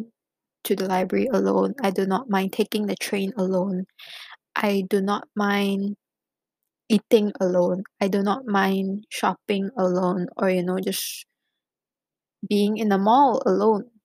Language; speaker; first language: English; non-native, local second language; Chinese